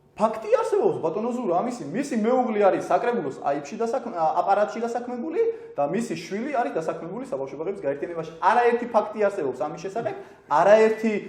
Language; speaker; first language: Georgian; native; Georgian